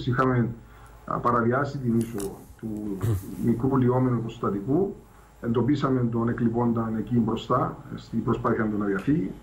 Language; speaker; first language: Greek; native; Greek